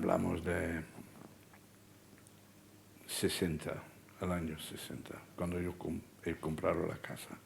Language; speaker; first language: Spanish; non-native, fluent; Dutch